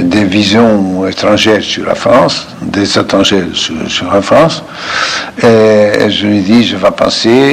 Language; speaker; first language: French; non-native, fluent; Portuguese